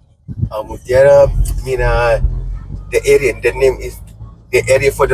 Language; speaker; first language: English; non-native, learner; Malay